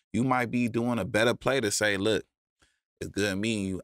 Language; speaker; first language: English; native; English